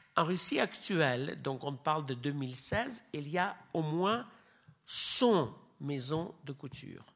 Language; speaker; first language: French; non-native, fluent; Russian